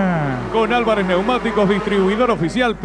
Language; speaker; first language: Spanish; native; Spanish